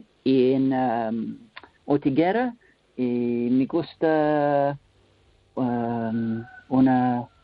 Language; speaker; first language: Spanish; non-native, learner; English